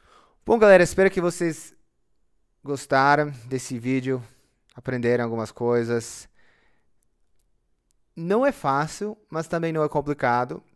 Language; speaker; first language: Portuguese; non-native, fluent; English